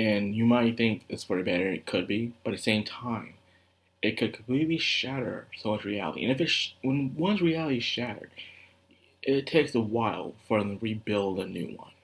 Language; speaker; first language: English; native; English